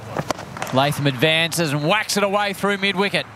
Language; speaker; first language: English; native; English